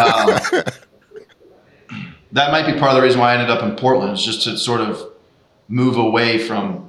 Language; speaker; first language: English; native; English